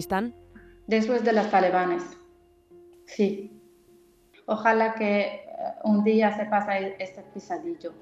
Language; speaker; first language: Spanish; non-native, fluent; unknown